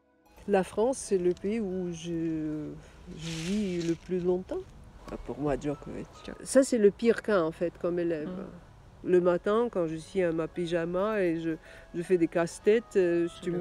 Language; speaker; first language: French; non-native, fluent; Russian